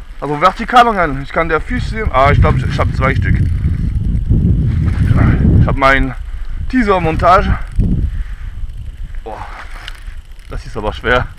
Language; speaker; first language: German; non-native, fluent; French